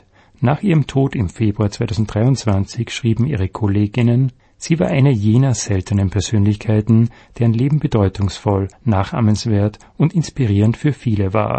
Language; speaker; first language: German; native; German